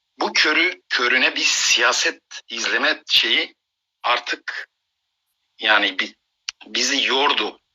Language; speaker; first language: Turkish; non-native, local second language; Kurdish